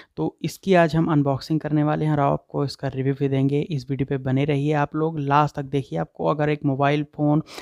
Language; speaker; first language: Hindi; native; Hindi